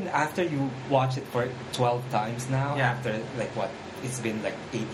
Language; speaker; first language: English; non-native, local second language; Filipino